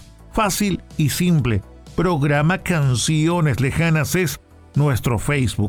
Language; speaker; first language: Spanish; native; Spanish